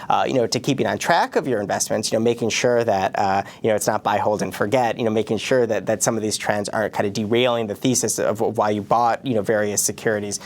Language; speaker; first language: English; native; English